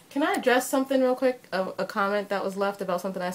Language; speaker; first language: English; native; English